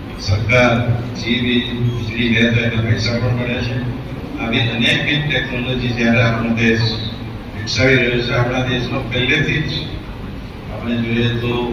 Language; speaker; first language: Gujarati; native; Gujarati